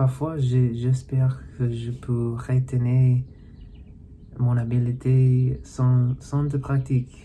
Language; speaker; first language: French; non-native, learner; English